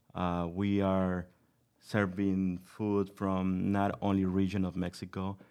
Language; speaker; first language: English; non-native, fluent; Spanish